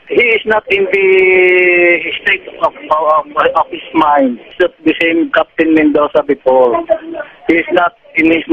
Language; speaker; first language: English; non-native, local second language; Filipino